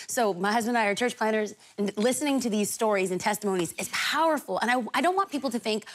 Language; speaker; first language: English; native; English